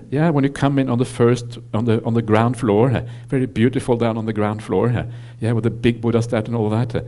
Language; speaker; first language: English; non-native, fluent; Norwegian